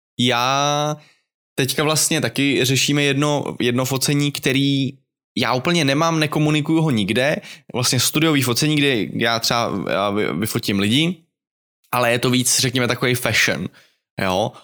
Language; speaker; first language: Czech; native; Czech